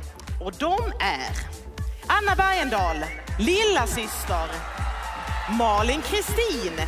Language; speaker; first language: Swedish; native; Swedish